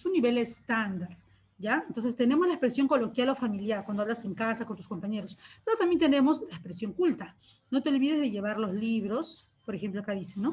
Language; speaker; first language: Spanish; native; Spanish